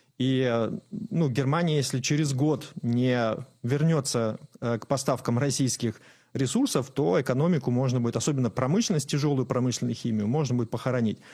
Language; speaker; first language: Russian; native; Russian